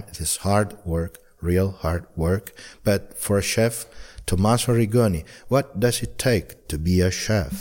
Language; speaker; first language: English; non-native, fluent; Italian